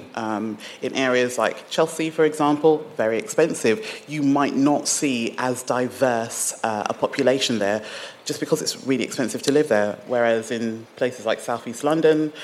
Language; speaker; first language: English; native; English